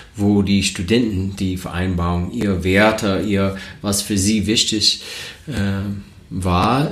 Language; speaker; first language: German; non-native, learner; English